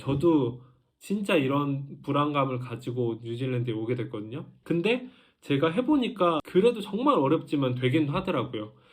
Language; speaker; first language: Korean; native; Korean